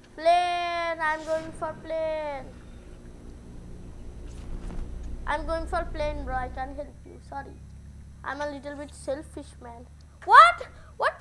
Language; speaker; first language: English; non-native, learner; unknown